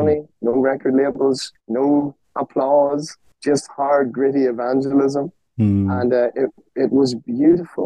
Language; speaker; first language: English; native; English